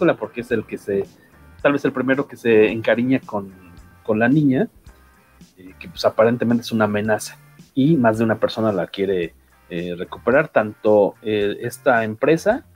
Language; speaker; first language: Spanish; native; Spanish